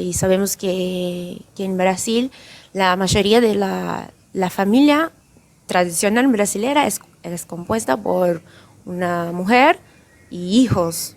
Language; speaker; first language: Spanish; non-native, fluent; Portuguese